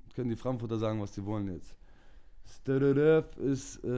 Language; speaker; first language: German; early bilingual, other home language; Turkish